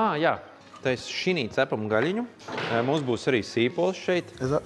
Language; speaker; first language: Latvian; native; Latvian